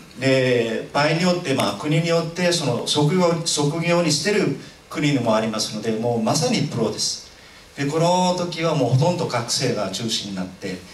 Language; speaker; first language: Japanese; non-native, fluent; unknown